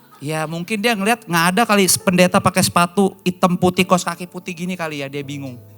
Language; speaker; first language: Indonesian; native; Indonesian